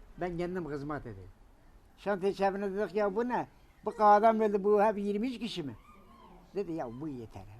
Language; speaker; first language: Turkish; native; Turkish